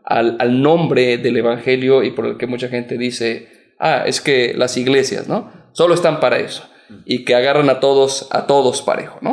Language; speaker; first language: Spanish; native; Spanish